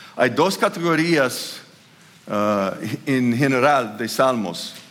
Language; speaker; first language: Spanish; non-native, fluent; English